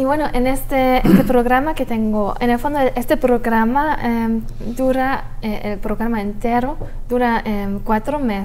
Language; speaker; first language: Spanish; non-native, fluent; German